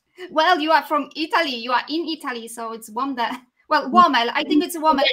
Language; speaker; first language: English; non-native, fluent; Polish